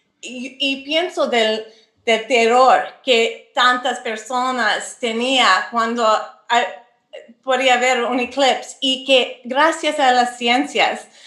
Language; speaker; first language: Spanish; non-native, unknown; English